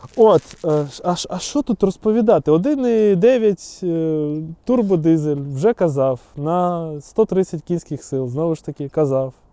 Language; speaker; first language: Ukrainian; non-native, local second language; Russian